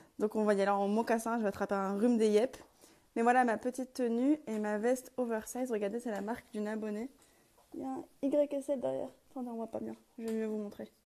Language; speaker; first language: French; native; French